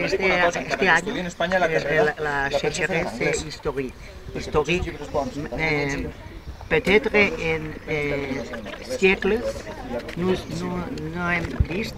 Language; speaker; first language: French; non-native, learner; Spanish